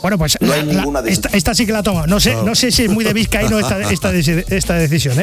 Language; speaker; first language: Spanish; native; Spanish